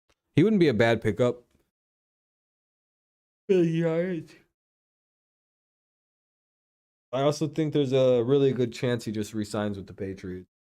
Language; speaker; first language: English; native; English